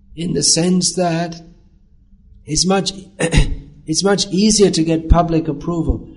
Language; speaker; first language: English; native; English